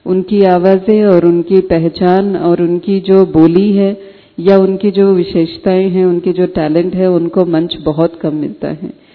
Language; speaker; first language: Hindi; non-native, fluent; Telugu